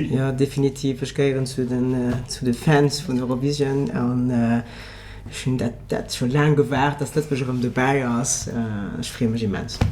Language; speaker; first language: Luxembourgish; early bilingual, other home language; Portuguese